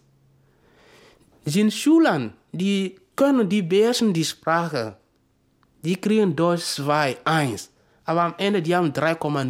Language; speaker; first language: German; early bilingual, other home language; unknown